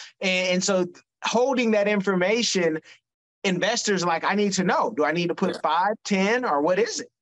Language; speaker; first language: English; native; English